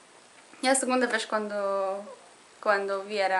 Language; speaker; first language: Portuguese; non-native, learner; Polish